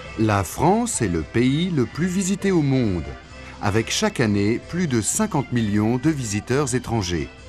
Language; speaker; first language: French; native; French